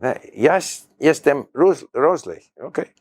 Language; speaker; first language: Polish; non-native, learner; English